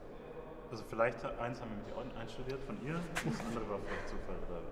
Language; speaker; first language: German; native; German